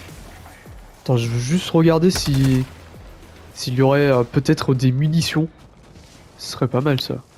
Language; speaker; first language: French; native; French